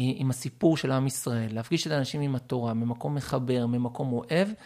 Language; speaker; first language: Hebrew; native; Hebrew